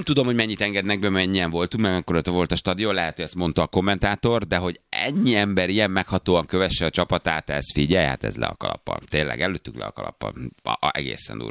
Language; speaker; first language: Hungarian; native; Hungarian